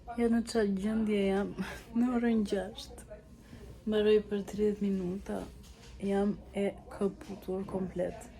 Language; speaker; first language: Albanian; early bilingual, heritage; Albanian